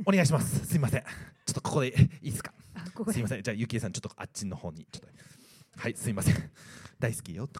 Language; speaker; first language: Japanese; non-native, learner; English